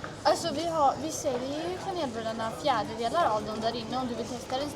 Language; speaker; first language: Swedish; native; Swedish